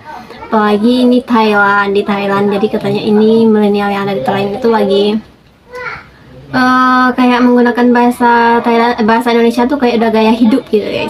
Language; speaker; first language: Indonesian; native; Indonesian